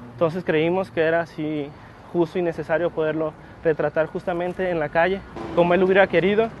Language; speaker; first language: Spanish; native; Spanish